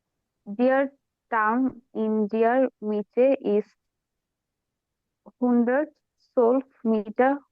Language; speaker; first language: German; non-native, learner; Bangla